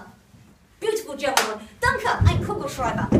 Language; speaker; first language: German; non-native, learner; English